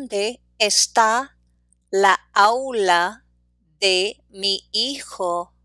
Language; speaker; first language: Spanish; non-native, fluent; English